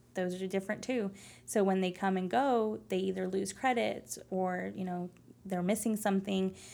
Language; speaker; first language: English; early bilingual, other home language; Spanish